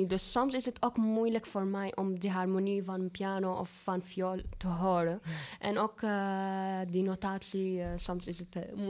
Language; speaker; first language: Dutch; non-native, fluent; Arabic